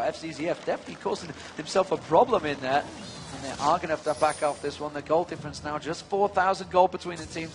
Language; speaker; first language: English; native; English